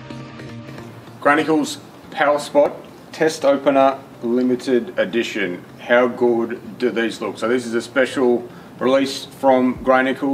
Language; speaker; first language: English; native; English